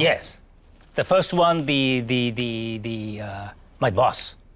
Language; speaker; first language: English; non-native, fluent; Japanese